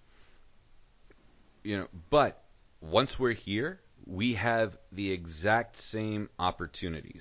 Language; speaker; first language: English; native; English